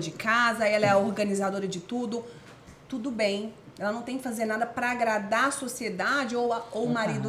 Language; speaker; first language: Portuguese; native; Portuguese